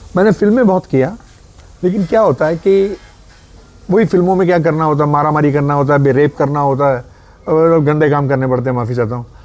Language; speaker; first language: Hindi; native; Hindi